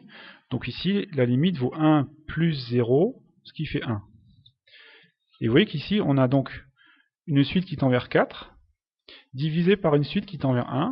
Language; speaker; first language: French; native; French